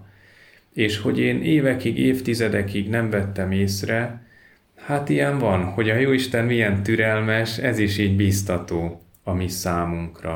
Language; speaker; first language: Hungarian; native; Hungarian